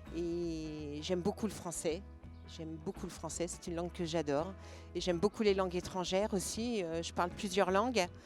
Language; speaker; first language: French; native; French